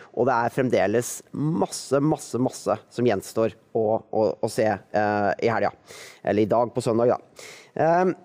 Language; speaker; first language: Norwegian; native; Norwegian